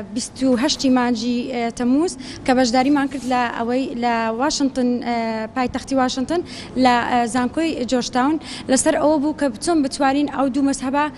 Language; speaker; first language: Central Kurdish; non-native, local second language; Turkmen